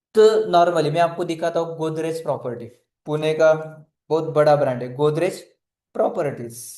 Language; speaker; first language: Hindi; non-native, local second language; Marathi